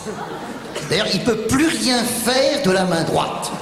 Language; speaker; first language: French; native; French